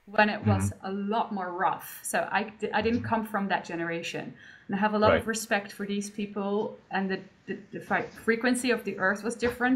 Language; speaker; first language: English; non-native, fluent; Dutch